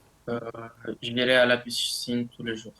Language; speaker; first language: French; non-native, learner; Romanian